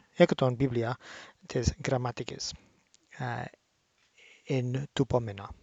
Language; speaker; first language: Greek; non-native, learner; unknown